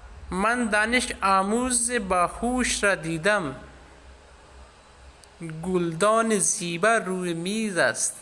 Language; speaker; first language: Persian; non-native, fluent; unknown